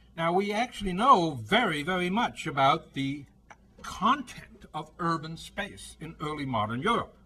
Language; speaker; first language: English; native; English